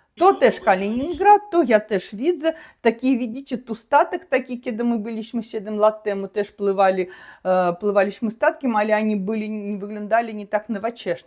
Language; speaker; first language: Polish; non-native, learner; Russian